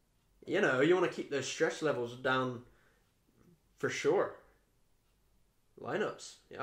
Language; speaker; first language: English; native; English